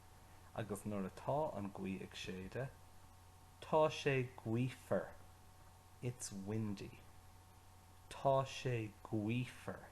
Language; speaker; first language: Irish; non-native, local second language; English